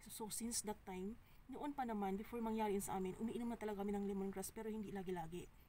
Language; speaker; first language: Filipino; non-native, local second language; Cebuano